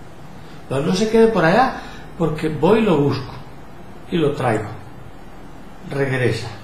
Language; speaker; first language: Spanish; native; Spanish